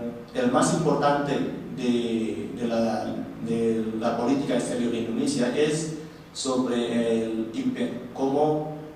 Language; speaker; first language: Spanish; non-native, learner; Indonesian